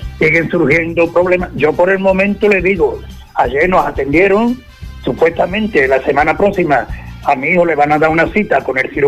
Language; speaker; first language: Spanish; native; Spanish